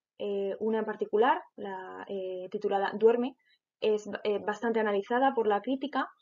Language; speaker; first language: Spanish; native; Spanish